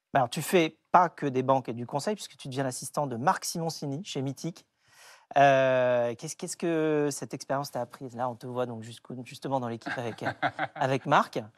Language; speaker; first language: French; native; French